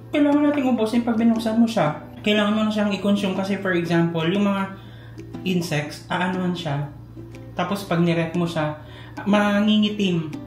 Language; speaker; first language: Filipino; non-native, local second language; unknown